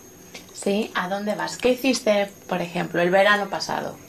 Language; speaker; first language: Spanish; non-native, fluent; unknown